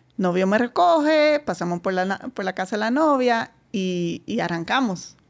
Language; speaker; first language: Spanish; non-native, fluent; Dutch